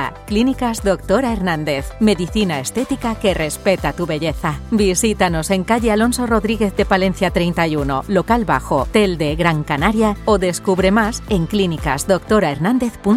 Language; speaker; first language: Spanish; native; Spanish